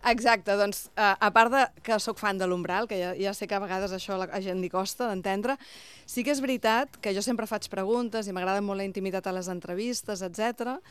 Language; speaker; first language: Catalan; native; Catalan